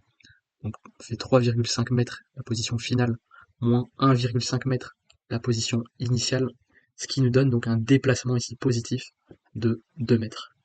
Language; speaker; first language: French; native; French